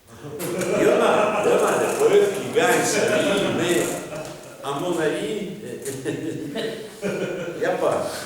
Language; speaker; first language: French; non-native, fluent; Russian